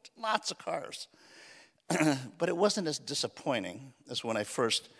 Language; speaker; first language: English; early bilingual, other home language; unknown